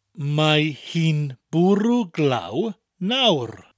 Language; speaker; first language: Welsh; non-native, fluent; English